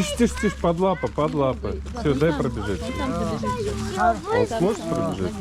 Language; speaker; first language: Russian; native; Russian